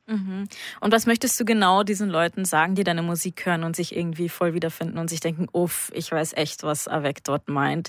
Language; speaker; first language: German; native; German